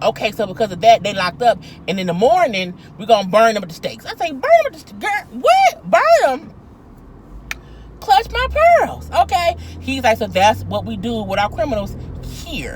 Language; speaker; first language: English; native; English